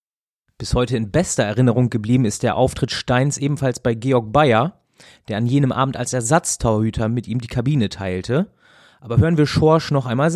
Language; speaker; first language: German; native; German